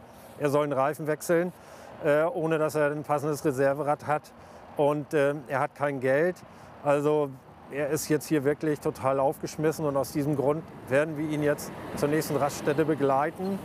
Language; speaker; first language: German; native; German